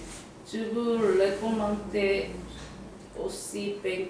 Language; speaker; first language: French; non-native, learner; Korean